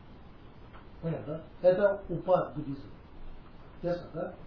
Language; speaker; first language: Russian; non-native, learner; Tibetan